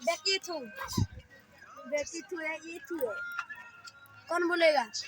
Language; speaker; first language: Hindi; non-native, local second language; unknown